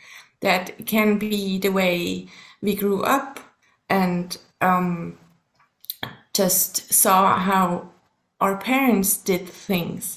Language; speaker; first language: English; non-native, fluent; German